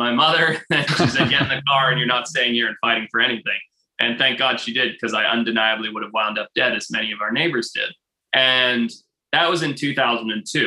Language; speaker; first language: English; native; English